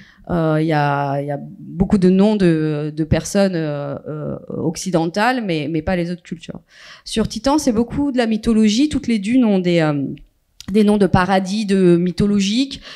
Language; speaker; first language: French; native; French